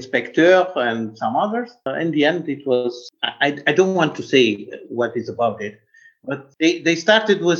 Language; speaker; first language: English; non-native, fluent; Romanian